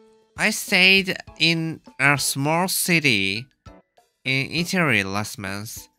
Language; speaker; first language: English; non-native, learner; Japanese